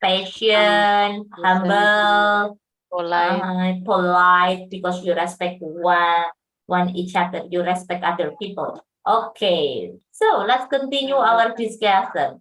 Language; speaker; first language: English; non-native, fluent; Indonesian